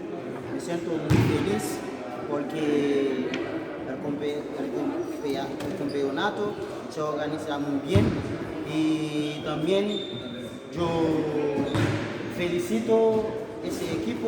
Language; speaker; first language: Spanish; non-native, learner; Haitian Creole